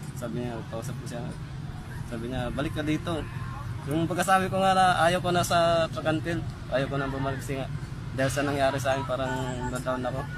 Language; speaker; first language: Filipino; non-native, local second language; Cebuano